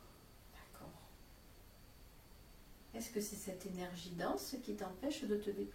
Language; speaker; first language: French; native; French